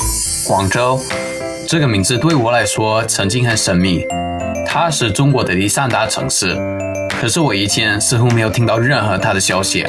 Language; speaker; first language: Chinese; non-native, fluent; English